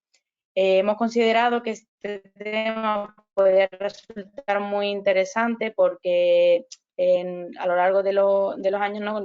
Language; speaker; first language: Spanish; native; Spanish